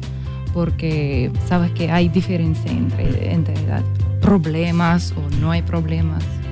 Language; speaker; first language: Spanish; non-native, learner; Russian